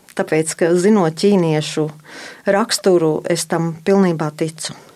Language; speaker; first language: Latvian; native; Latvian